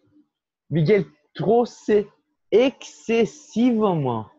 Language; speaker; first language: French; non-native, fluent; Portuguese